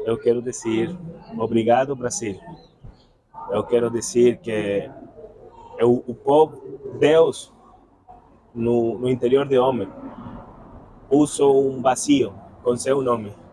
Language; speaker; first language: Portuguese; non-native, learner; Spanish